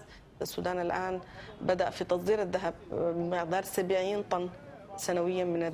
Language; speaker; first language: Arabic; native; Arabic